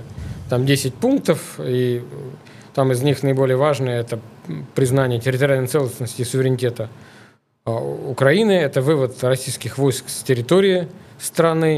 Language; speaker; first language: Russian; native; Russian